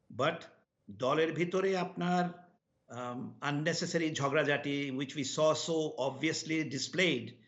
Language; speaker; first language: English; non-native, local second language; Bangla